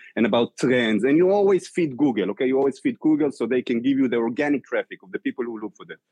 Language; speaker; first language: English; non-native, fluent; Hebrew